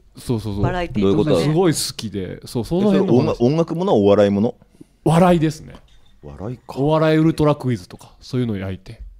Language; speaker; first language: Japanese; native; Japanese